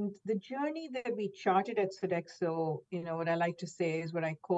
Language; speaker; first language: English; non-native, local second language; Hindi